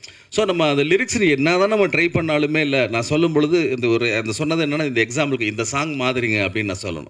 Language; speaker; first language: Tamil; native; Tamil